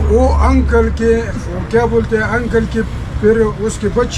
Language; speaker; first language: Hindi; non-native, learner; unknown